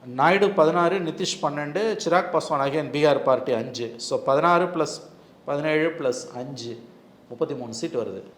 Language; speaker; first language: Tamil; native; Tamil